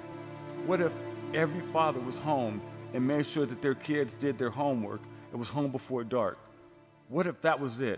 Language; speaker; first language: English; native; English